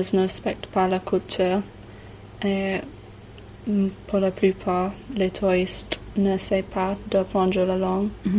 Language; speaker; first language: French; non-native, learner; English